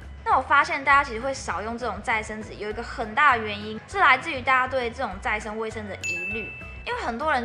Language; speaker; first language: Chinese; native; Chinese